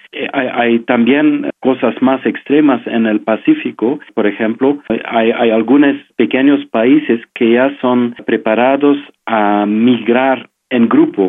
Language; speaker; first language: Spanish; non-native, fluent; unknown